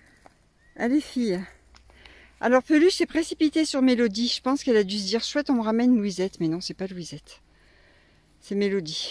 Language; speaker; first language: French; native; French